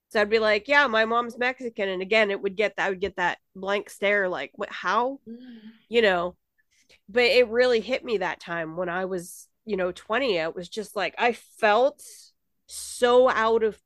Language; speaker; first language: English; native; English